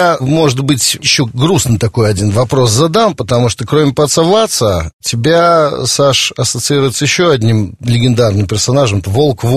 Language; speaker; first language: Russian; native; Russian